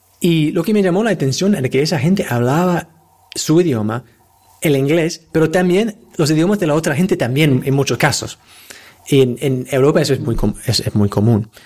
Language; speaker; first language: Spanish; non-native, fluent; English